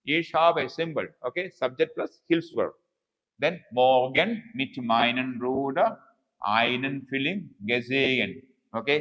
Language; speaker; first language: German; non-native, fluent; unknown